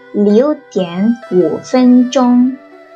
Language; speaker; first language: Chinese; non-native, fluent; Indonesian